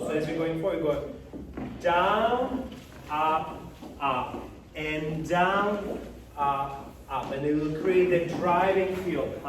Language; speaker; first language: English; non-native, fluent; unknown